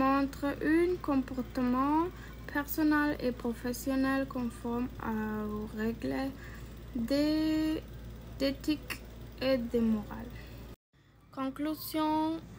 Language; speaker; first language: French; non-native, learner; Spanish